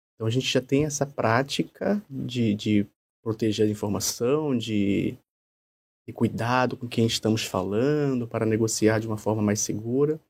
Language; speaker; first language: Portuguese; native; Portuguese